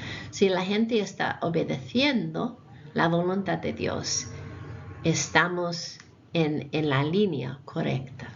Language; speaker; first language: Spanish; non-native, fluent; English